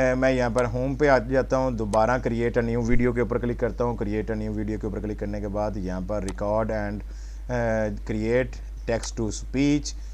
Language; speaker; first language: Urdu; non-native, local second language; Punjabi